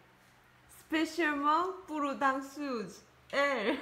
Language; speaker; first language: French; non-native, learner; Korean